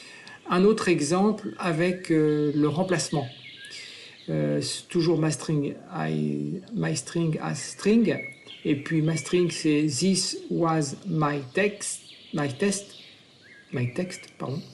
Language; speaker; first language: French; native; French